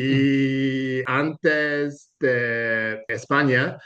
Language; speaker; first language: Spanish; non-native, learner; English